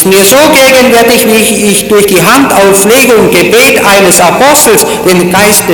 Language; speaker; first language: German; native; German